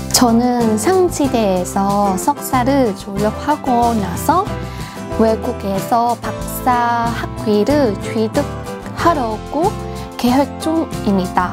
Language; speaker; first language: Korean; non-native, learner; Vietnamese